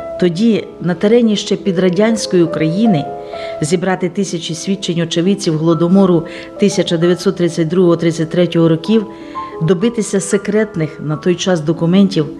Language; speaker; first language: Ukrainian; native; Ukrainian